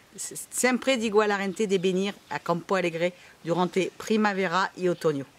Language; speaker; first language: Spanish; non-native, learner; French